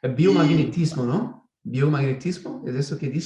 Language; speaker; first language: Spanish; non-native, fluent; Portuguese